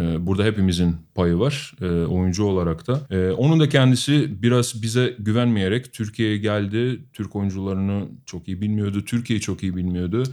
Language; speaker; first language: Turkish; non-native, fluent; Albanian